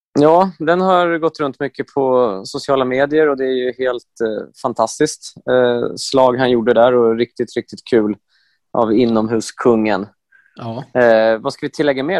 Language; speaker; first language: Swedish; native; Swedish